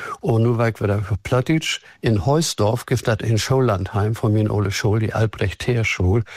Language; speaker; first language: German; native; German